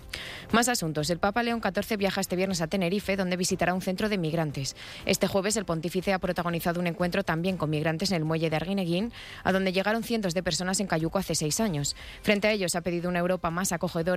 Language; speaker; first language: Spanish; native; Spanish